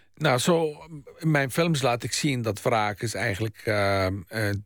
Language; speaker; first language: Dutch; non-native, fluent; Arabic